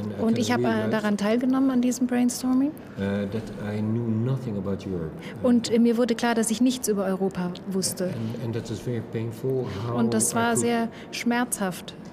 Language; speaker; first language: German; non-native, fluent; Dutch